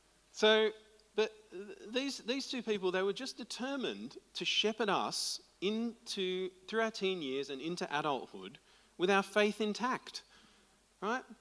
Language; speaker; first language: English; native; English